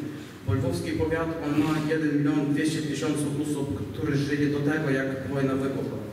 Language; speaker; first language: Polish; non-native, learner; Ukrainian